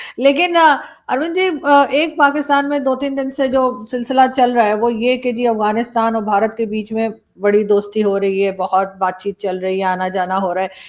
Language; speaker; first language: Urdu; native; Urdu